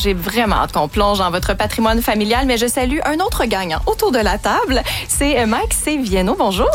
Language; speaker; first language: French; native; French